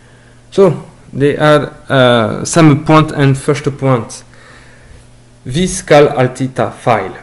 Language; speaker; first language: Norwegian; non-native, learner; French